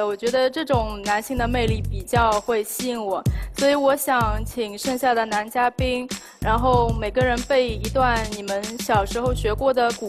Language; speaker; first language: Chinese; native; Chinese